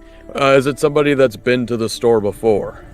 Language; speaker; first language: English; native; English